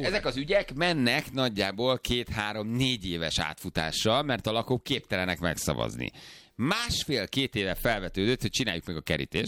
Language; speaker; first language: Hungarian; native; Hungarian